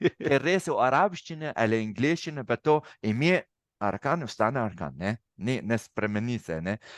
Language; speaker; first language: Slovenian; non-native, fluent; Arabic